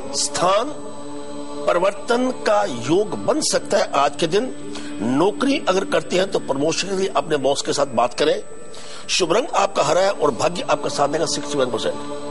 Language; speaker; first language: Hindi; native; Hindi